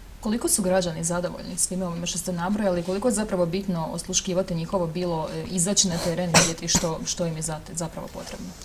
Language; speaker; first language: Croatian; native; Croatian